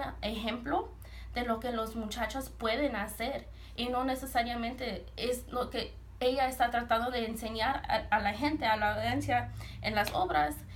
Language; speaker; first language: Spanish; early bilingual, heritage; Spanish